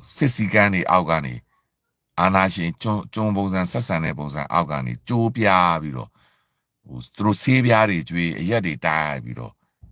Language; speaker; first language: Burmese; native; Burmese